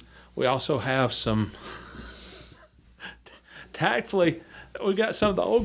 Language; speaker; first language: English; native; English